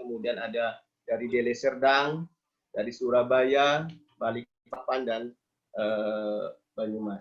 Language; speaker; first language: Indonesian; native; Indonesian